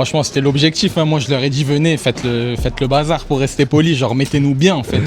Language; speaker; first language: French; native; French